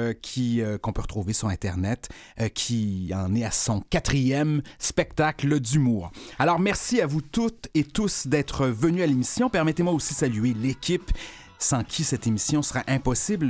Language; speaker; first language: French; native; French